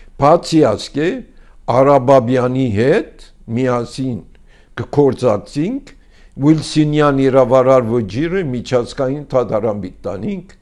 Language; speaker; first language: Armenian; early bilingual, heritage; Armenian